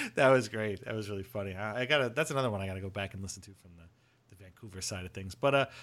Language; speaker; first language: English; native; English